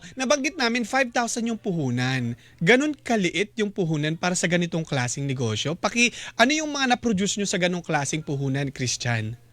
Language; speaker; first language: Filipino; native; Filipino